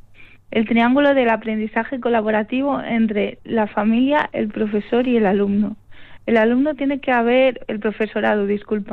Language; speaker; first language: Spanish; native; Spanish